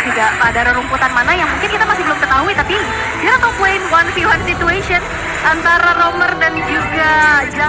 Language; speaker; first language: Indonesian; native; Indonesian